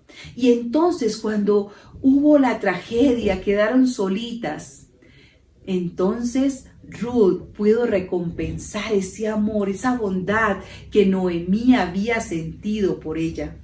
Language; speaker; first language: Spanish; native; Spanish